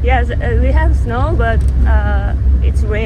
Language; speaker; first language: English; non-native, learner; Korean